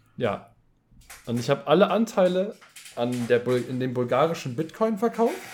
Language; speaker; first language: German; early bilingual, other home language; Polish